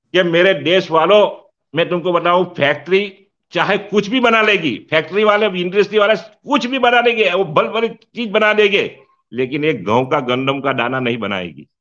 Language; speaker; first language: Hindi; non-native, local second language; Gujarati